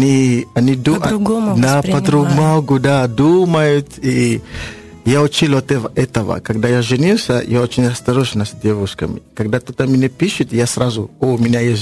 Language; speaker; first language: Russian; non-native, learner; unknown